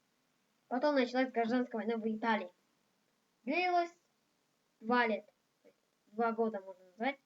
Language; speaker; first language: Russian; non-native, local second language; Kazakh